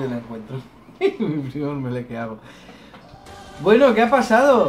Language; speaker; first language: Spanish; native; Spanish